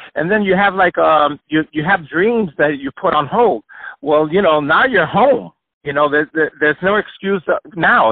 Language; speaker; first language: English; early bilingual, other home language; Spanish